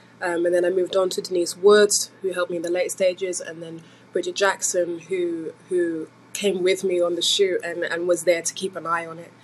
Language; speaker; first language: English; native; English